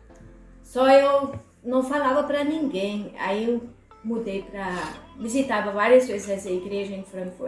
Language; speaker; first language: Portuguese; non-native, fluent; German